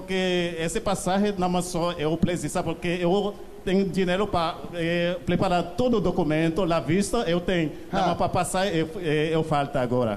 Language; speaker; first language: Portuguese; non-native, learner; Haitian Creole